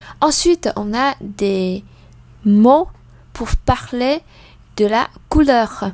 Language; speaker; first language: French; non-native, fluent; Vietnamese